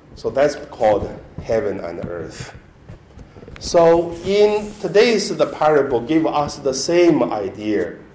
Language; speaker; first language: English; non-native, learner; Chinese